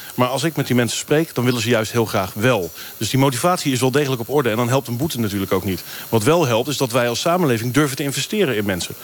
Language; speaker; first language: Dutch; native; Dutch